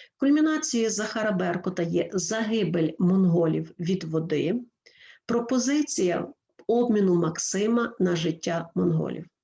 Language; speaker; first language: Ukrainian; native; Ukrainian